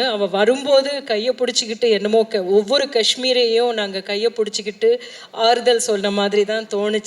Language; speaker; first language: Tamil; native; Tamil